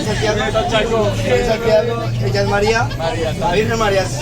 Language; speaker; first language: Spanish; native; Spanish